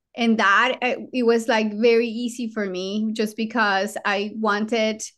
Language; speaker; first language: English; non-native, fluent; Spanish